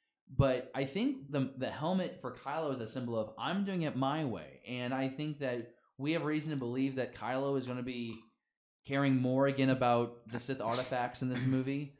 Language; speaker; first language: English; native; English